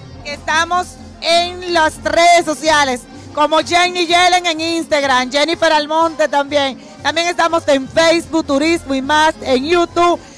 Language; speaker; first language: Spanish; native; Spanish